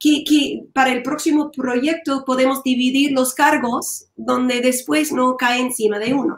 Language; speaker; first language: Spanish; non-native, learner; English